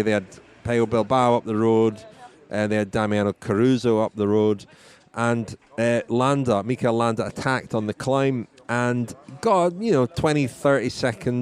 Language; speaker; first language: English; native; English